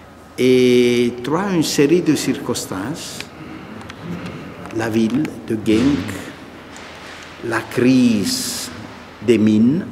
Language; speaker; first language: French; non-native, fluent; Italian